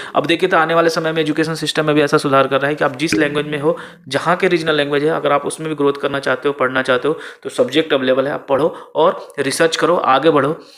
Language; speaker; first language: Hindi; native; Hindi